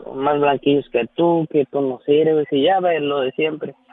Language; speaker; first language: Spanish; native; Spanish